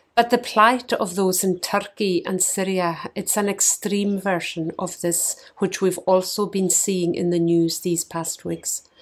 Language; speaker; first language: English; native; English